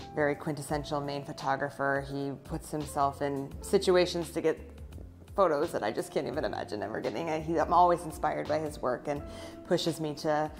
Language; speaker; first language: English; native; English